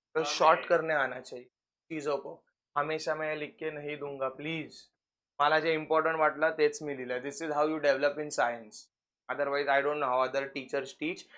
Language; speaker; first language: Hindi; non-native, local second language; Marathi